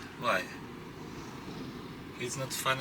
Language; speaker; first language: English; non-native, learner; Polish